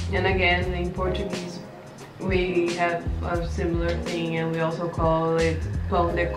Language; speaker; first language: English; non-native, fluent; Portuguese